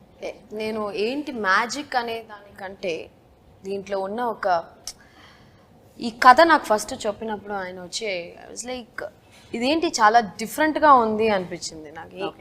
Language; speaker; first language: Telugu; non-native, fluent; Tamil